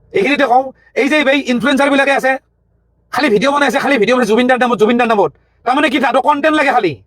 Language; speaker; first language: Assamese; native; Assamese